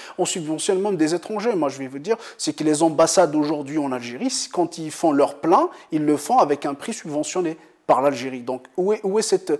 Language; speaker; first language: French; non-native, local second language; Kabyle